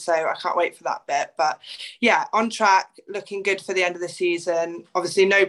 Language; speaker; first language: English; native; English